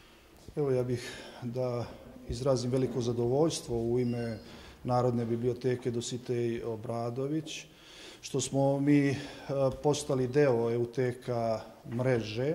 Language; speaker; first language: Serbian; native; Serbian